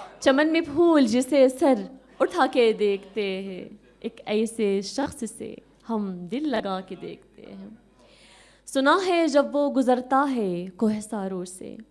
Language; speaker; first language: Urdu; non-native, fluent; Arabic